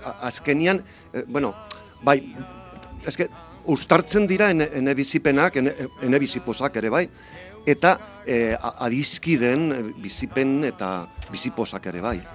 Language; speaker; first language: Basque; non-native, local second language; Spanish